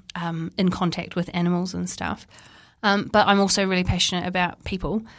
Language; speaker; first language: English; native; English